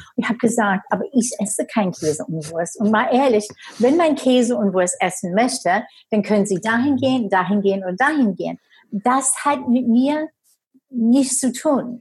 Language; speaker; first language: German; non-native, fluent; English